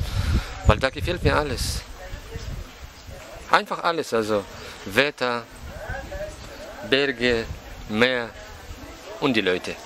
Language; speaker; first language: German; non-native, fluent; Russian